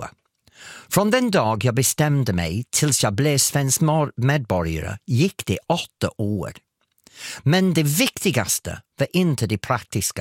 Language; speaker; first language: Swedish; non-native, fluent; English